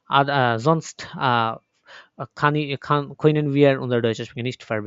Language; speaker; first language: German; non-native, fluent; Bangla